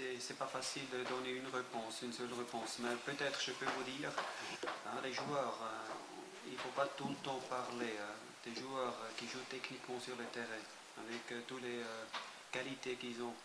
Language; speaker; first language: French; non-native, fluent; German